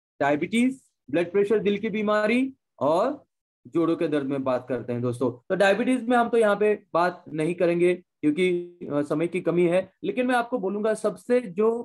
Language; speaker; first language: Hindi; non-native, local second language; Marathi